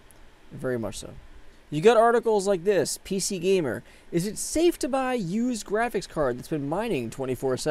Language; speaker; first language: English; native; English